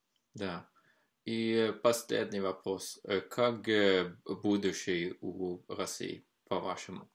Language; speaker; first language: Russian; non-native, fluent; Norwegian